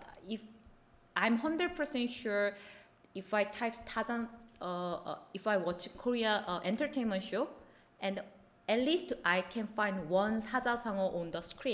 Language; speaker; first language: English; non-native, fluent; Korean